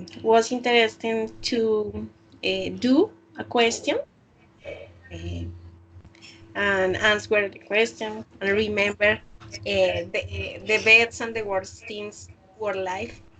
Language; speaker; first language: English; non-native, learner; Spanish